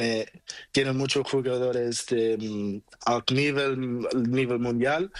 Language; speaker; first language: Spanish; non-native, learner; Portuguese